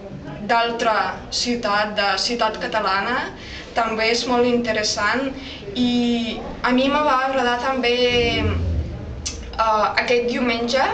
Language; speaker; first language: Catalan; non-native, fluent; Russian